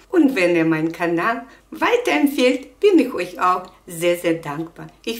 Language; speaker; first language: German; non-native, fluent; Russian